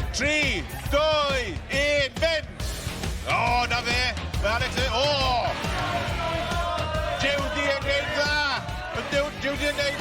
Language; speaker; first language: Welsh; non-native, learner; English